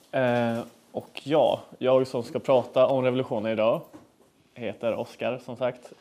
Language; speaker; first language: Swedish; native; Swedish